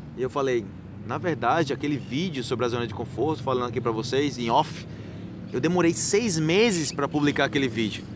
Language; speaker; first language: Portuguese; native; Portuguese